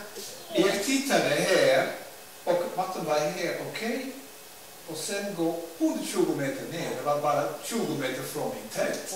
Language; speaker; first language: Swedish; non-native, learner; Dutch